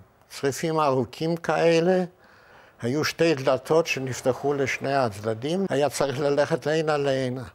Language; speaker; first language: Hebrew; non-native, fluent; Yiddish